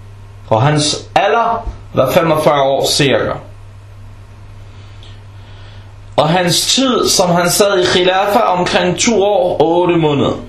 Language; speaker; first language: Danish; non-native, fluent; Arabic